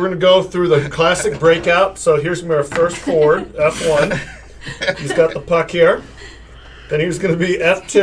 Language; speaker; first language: English; native; English